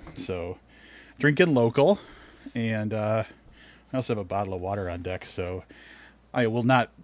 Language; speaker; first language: English; native; English